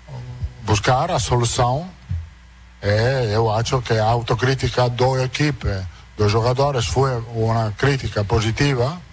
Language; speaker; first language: Portuguese; non-native, fluent; Italian